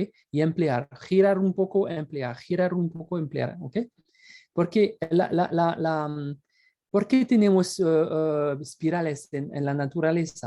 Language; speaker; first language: Spanish; non-native, fluent; French